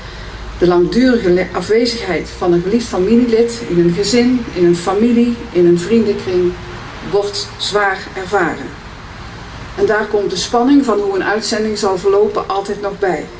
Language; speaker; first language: Dutch; native; Dutch